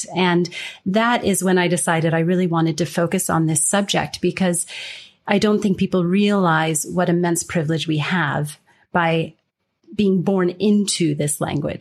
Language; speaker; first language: English; native; English